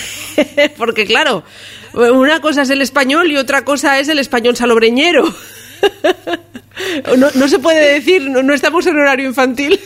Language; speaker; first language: Spanish; native; Spanish